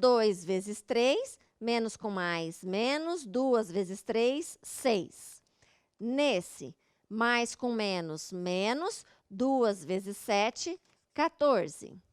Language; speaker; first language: Portuguese; native; Portuguese